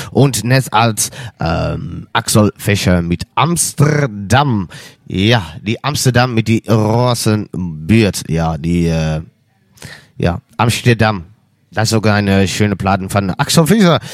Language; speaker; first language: German; non-native, learner; Dutch